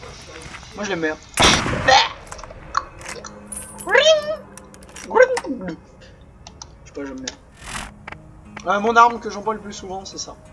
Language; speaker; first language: French; native; French